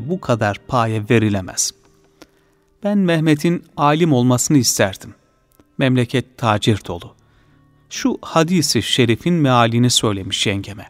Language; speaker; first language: Turkish; native; Turkish